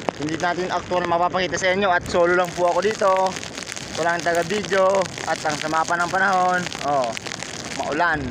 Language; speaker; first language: Filipino; non-native, local second language; Bikol